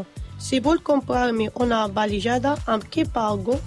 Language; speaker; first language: Catalan; non-native, learner; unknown